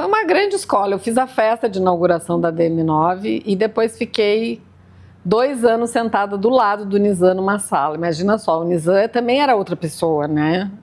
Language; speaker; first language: Portuguese; native; Portuguese